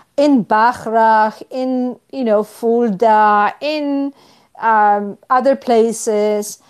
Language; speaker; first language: English; non-native, fluent; Polish